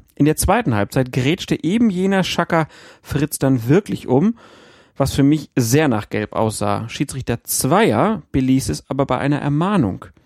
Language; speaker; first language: German; native; German